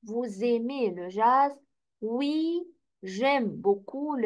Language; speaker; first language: French; non-native, fluent; Arabic